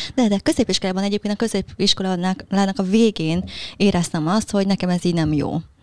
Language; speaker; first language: Hungarian; early bilingual, other home language; Vietnamese